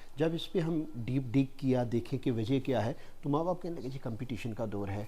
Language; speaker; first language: Urdu; non-native, local second language; Gujari